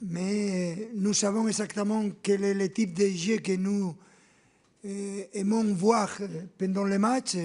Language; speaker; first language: French; non-native, fluent; Spanish